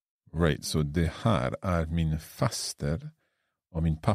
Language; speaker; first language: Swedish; non-native, learner; English